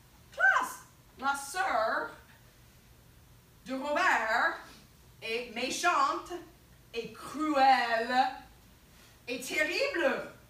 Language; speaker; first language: French; non-native, fluent; English